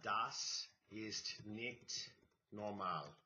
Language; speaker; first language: German; non-native, learner; English